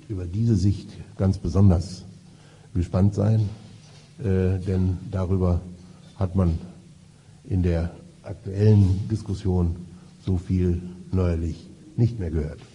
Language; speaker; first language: German; native; German